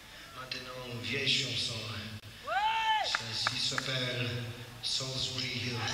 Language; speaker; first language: French; non-native, learner; English